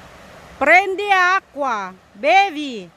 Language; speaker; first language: Italian; non-native, fluent; Filipino